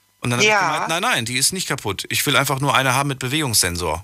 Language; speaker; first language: German; native; German